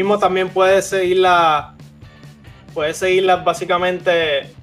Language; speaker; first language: Spanish; native; Spanish